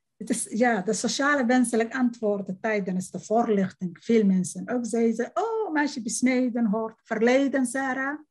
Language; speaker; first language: Dutch; non-native, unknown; Somali